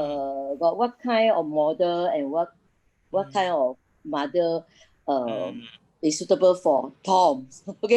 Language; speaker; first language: English; non-native, learner; Chinese